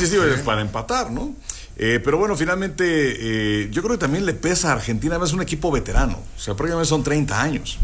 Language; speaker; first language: Spanish; native; Spanish